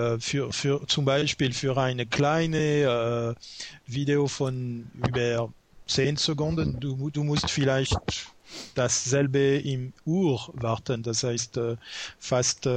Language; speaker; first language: German; non-native, learner; French